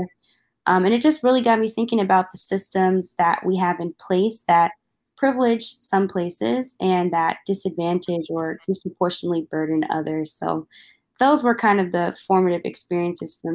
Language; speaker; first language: English; native; English